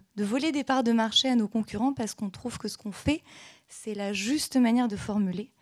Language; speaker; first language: French; native; French